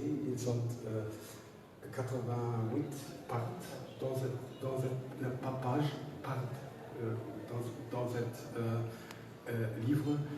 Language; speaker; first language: French; non-native, learner; German